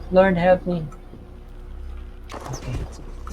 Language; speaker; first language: English; non-native, local second language; Filipino